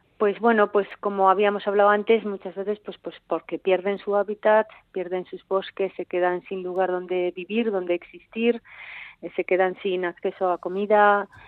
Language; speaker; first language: Spanish; native; Spanish